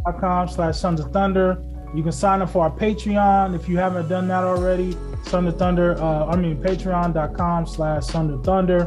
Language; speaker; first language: English; native; English